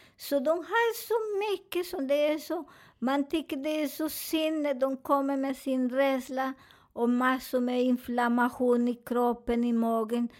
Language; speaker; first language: Swedish; non-native, learner; Spanish